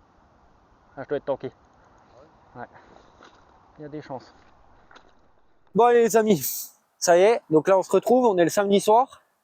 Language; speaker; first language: French; native; French